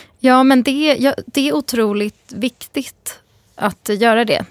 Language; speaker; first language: Swedish; early bilingual, other home language; Persian